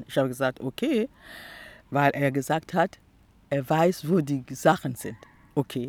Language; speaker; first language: German; non-native, fluent; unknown